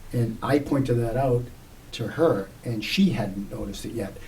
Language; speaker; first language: English; native; English